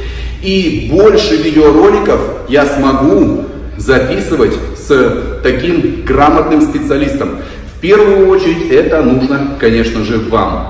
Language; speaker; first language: Russian; native; Russian